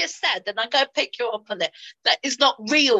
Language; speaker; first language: English; native; English